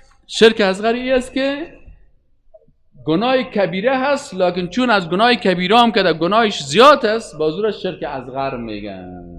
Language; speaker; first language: Persian; native; Persian